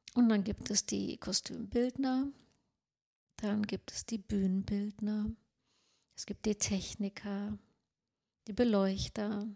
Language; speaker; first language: German; non-native, local second language; Swedish